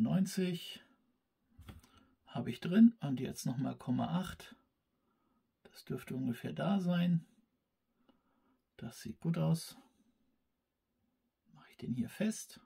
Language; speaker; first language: German; native; German